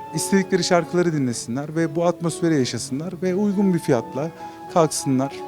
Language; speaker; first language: Turkish; native; Turkish